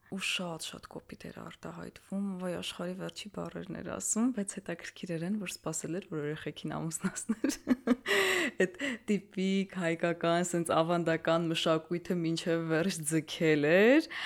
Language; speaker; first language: Armenian; native; Armenian